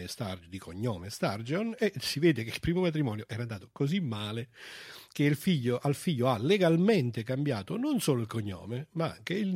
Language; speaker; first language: Italian; native; Italian